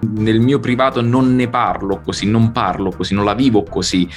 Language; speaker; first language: Italian; native; Italian